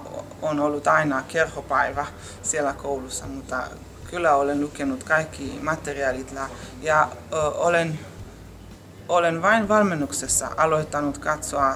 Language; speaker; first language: Finnish; non-native, fluent; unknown